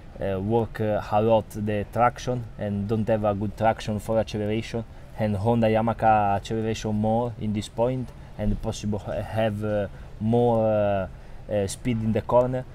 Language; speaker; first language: English; non-native, learner; Italian